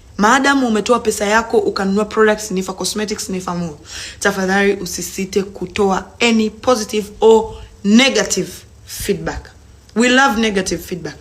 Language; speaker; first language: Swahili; native; Swahili